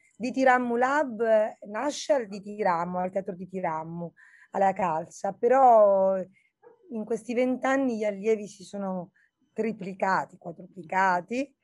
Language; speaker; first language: Italian; native; Italian